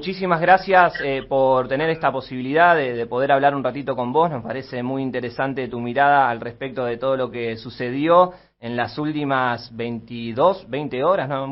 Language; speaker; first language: Spanish; native; Spanish